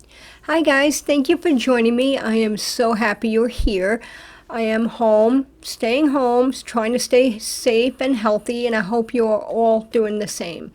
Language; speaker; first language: English; native; English